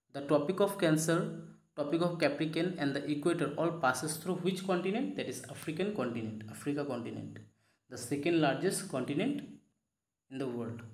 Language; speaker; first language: English; non-native, local second language; Assamese